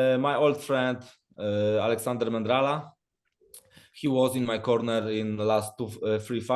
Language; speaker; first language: English; non-native, learner; Polish